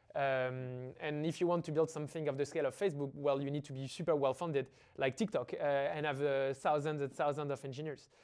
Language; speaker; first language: English; non-native, fluent; French